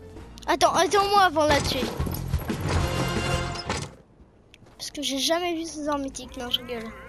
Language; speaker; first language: French; native; French